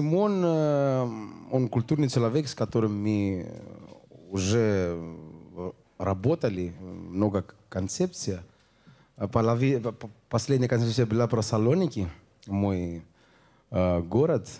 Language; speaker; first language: Russian; non-native, learner; Greek